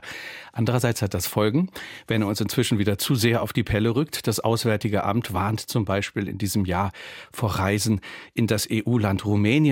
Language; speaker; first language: German; native; German